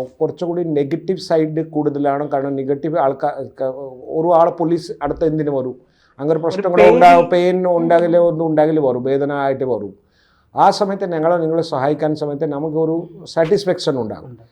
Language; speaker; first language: Malayalam; non-native, local second language; Odia